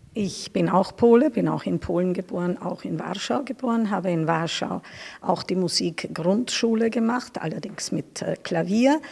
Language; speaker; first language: German; non-native, fluent; Polish